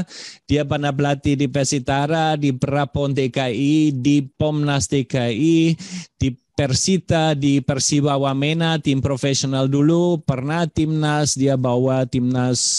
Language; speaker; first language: Indonesian; non-native, fluent; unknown